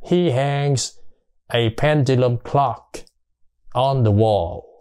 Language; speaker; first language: English; non-native, fluent; Vietnamese